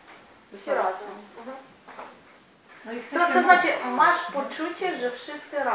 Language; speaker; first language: Polish; non-native, fluent; Ukrainian